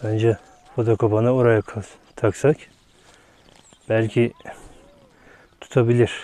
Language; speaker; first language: Turkish; non-native, fluent; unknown